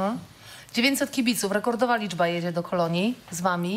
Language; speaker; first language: Polish; native; Polish